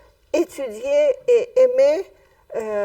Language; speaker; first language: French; non-native, fluent; Russian